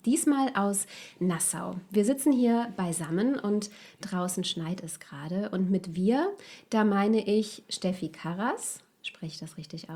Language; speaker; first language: German; native; German